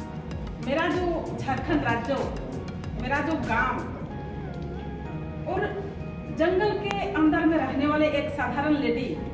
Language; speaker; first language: Hindi; non-native, local second language; Santali